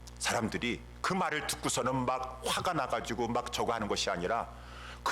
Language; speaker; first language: Korean; native; Korean